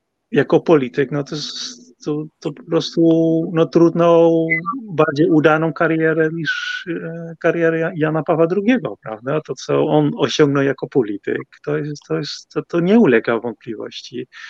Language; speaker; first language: Polish; non-native, fluent; Dutch